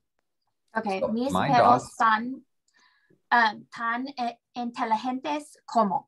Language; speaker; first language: Spanish; non-native, learner; English